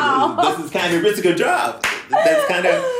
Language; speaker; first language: German; non-native, learner; English